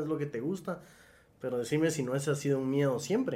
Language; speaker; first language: Spanish; native; Spanish